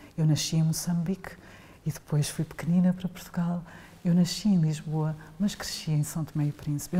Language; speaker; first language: Portuguese; native; Portuguese